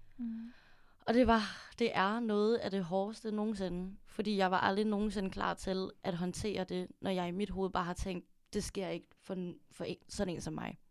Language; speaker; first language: Danish; early bilingual, other home language; Filipino